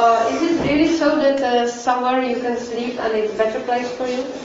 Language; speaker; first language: English; non-native, fluent; Czech